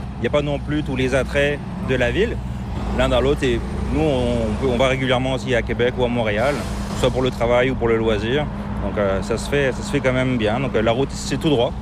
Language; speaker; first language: French; native; French